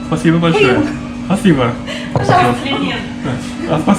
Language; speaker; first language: Russian; non-native, learner; English